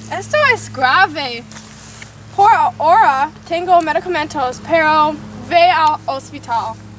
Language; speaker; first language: Spanish; non-native, learner; English